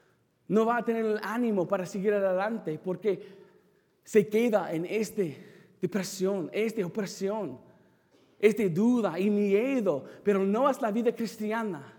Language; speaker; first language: Spanish; non-native, fluent; English